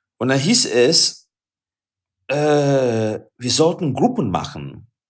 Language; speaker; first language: German; non-native, fluent; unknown